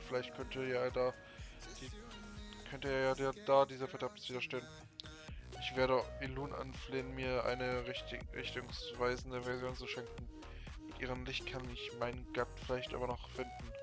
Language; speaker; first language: German; native; German